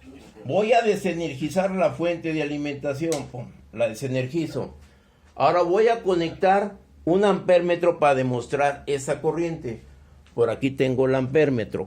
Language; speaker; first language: Spanish; native; Spanish